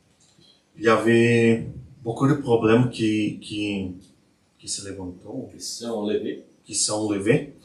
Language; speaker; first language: French; non-native, learner; Portuguese